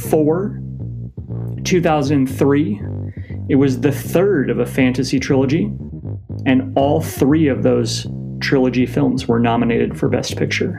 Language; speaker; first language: English; native; English